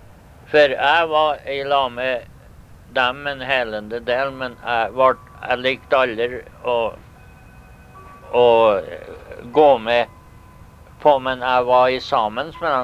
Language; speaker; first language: Norwegian; early bilingual, heritage; Norwegian